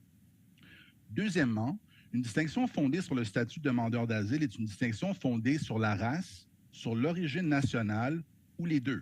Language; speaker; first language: French; native; French